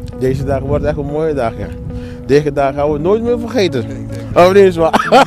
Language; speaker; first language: Dutch; non-native, local second language; Papiamento